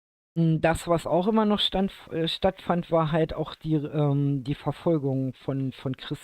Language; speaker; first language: German; native; German